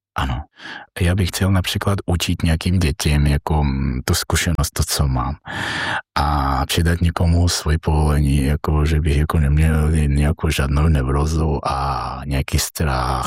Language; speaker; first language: Czech; non-native, learner; Georgian